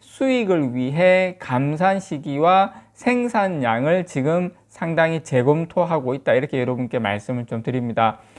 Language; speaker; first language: Korean; native; Korean